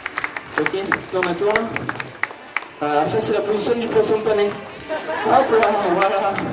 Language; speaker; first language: French; native; French